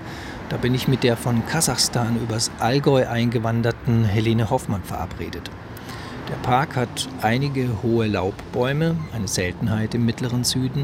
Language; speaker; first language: German; native; German